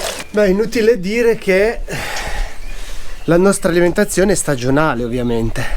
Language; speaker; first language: Italian; native; Italian